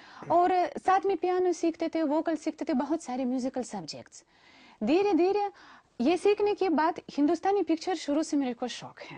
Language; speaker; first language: Hindi; non-native, fluent; Russian